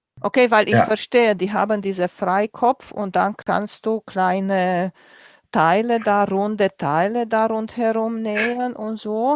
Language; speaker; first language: German; non-native, fluent; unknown